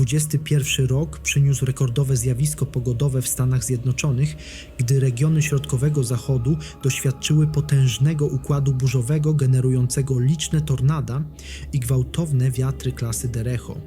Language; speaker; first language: Polish; native; Polish